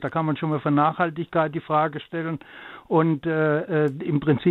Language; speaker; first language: German; native; German